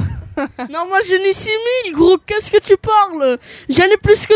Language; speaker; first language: French; early bilingual, other home language; Albanian